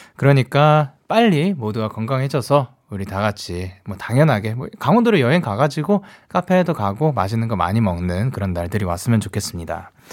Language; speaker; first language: Korean; early bilingual, heritage; Korean